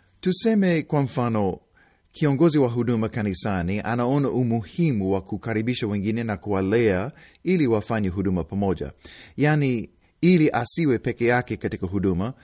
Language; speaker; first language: Swahili; non-native, fluent; English